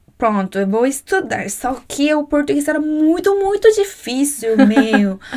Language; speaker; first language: Portuguese; non-native, fluent; Korean